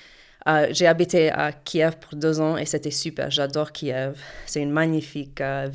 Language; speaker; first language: French; non-native, learner; English